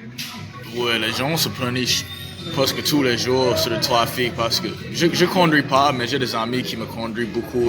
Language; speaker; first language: French; non-native, learner; English